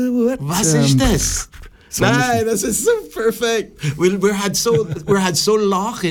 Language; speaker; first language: German; non-native, learner; English